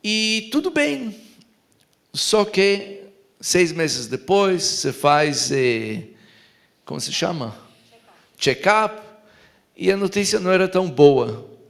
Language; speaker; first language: Portuguese; non-native, fluent; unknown